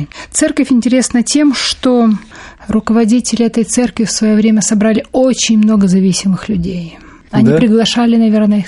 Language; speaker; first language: Russian; native; Russian